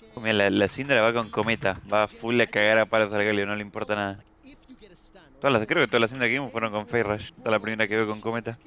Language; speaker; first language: Spanish; native; Spanish